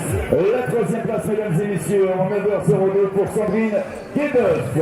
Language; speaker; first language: French; native; French